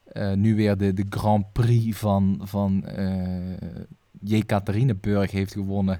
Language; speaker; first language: Dutch; native; Dutch